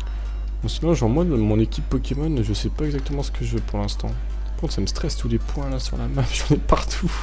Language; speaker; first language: French; native; French